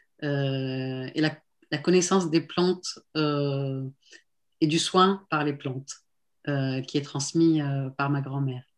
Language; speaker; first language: French; non-native, local second language; Arabic